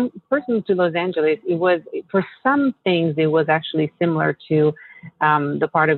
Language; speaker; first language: English; non-native, fluent; Italian